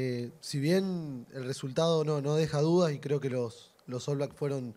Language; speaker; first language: Spanish; native; Spanish